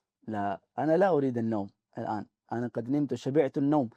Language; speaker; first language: Arabic; non-native, fluent; Urdu